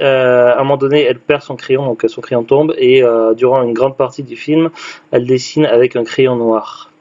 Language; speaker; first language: French; native; French